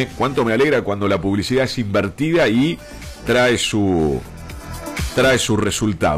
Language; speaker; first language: Spanish; native; Spanish